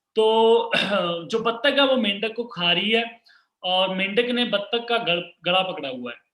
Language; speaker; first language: Hindi; non-native, local second language; Punjabi